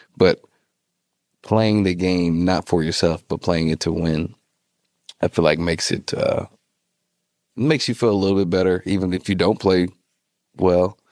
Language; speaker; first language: English; native; English